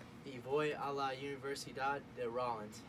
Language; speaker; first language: Spanish; non-native, learner; English